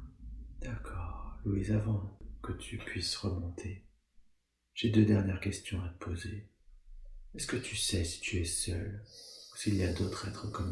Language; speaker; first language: French; native; French